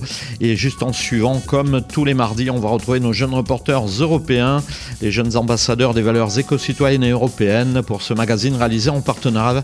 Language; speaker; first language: French; native; French